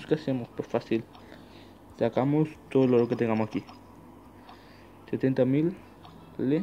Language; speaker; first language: Spanish; native; Spanish